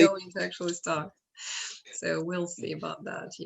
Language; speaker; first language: English; non-native, fluent; Russian